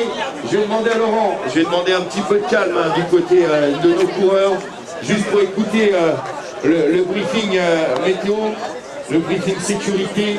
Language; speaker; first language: French; native; French